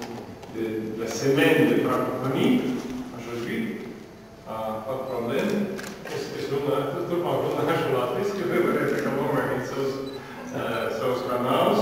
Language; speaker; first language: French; non-native, learner; Latvian